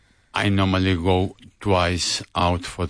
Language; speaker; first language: English; non-native, learner; Spanish